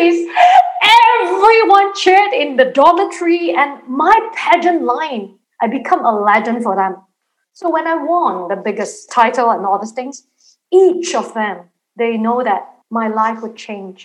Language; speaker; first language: English; non-native, local second language; Chinese